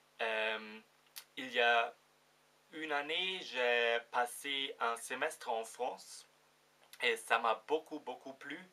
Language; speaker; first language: French; non-native, fluent; German